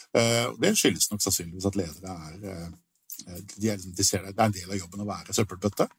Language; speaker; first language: Norwegian; native; Norwegian